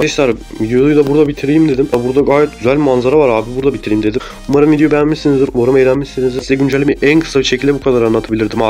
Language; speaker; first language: Turkish; native; Turkish